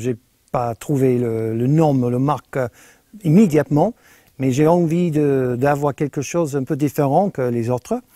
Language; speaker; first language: French; non-native, fluent; English